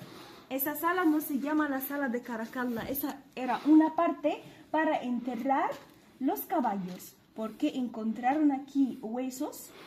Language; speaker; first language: Spanish; non-native, fluent; Arabic